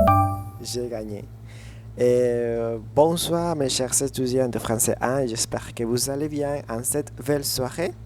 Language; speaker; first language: French; non-native, fluent; Spanish